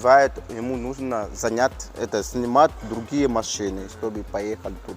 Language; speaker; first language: Russian; non-native, learner; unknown